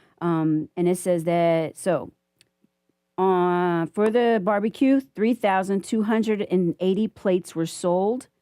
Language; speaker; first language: English; native; English